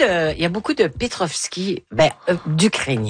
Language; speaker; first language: French; native; French